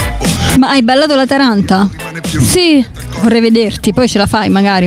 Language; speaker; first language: Italian; native; Italian